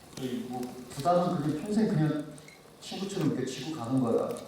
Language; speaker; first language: Korean; native; Korean